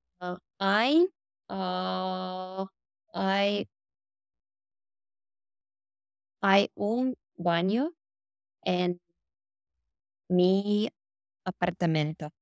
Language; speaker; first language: Spanish; non-native, learner; English